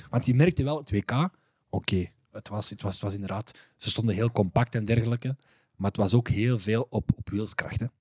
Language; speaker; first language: Dutch; early bilingual, other home language; Arabic